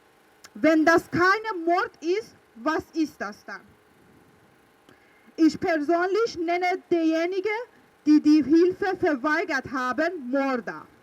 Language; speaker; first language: German; early bilingual, other home language; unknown